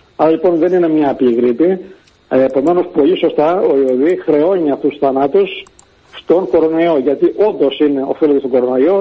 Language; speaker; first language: Greek; native; Greek